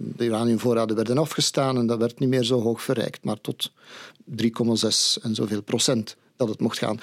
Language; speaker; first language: Dutch; native; Dutch